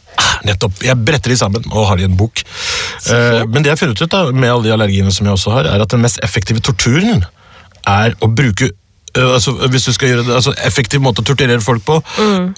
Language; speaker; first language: Norwegian; early bilingual, other home language; Urdu